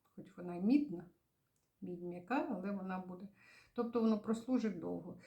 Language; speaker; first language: Ukrainian; native; Ukrainian